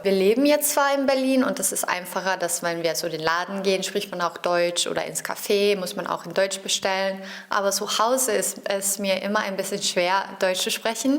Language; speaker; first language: German; early bilingual, heritage; Norwegian